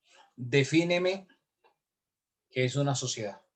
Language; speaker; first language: Spanish; native; Spanish